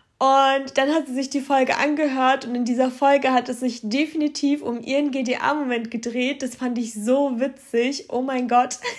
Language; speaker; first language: German; early bilingual, other home language; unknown